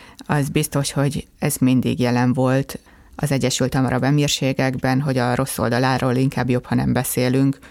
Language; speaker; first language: Hungarian; native; Hungarian